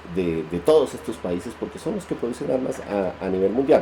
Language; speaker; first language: Spanish; native; Spanish